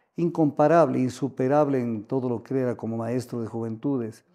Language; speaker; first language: Spanish; native; Spanish